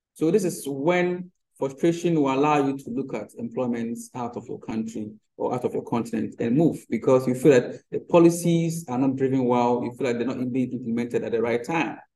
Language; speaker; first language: English; non-native, local second language; Akan